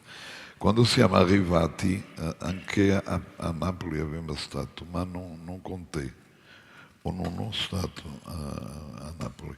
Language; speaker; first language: Italian; non-native, fluent; Portuguese